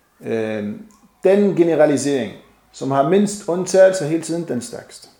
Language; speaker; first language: Danish; non-native, fluent; Arabic